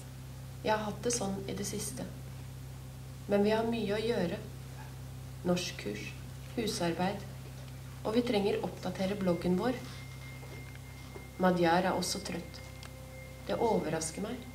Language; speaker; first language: Norwegian; non-native, fluent; Persian